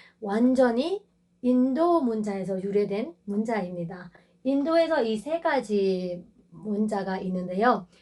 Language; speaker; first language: Korean; non-native, fluent; Burmese